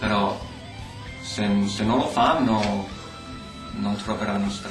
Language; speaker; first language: Italian; early bilingual, heritage; Italian